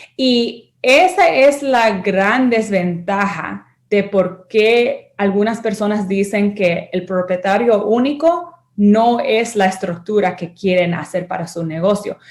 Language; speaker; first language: Spanish; early bilingual, heritage; Spanish